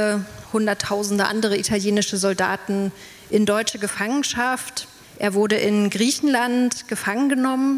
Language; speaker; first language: German; native; German